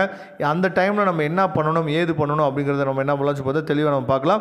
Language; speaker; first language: Tamil; native; Tamil